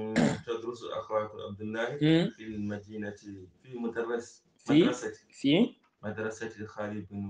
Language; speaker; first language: Arabic; non-native, learner; Fula